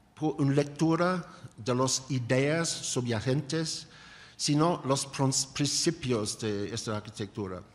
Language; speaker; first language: Spanish; non-native, learner; English